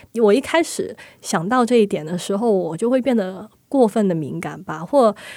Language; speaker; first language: Chinese; non-native, local second language; Cantonese